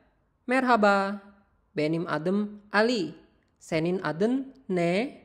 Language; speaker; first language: Turkish; non-native, learner; Indonesian